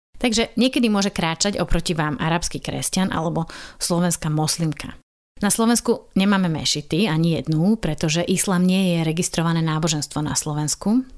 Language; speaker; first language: Slovak; native; Slovak